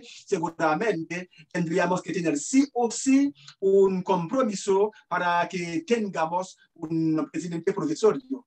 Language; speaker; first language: Spanish; non-native, fluent; Haitian Creole